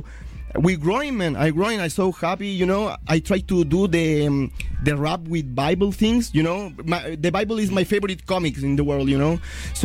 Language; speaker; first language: English; non-native, fluent; Spanish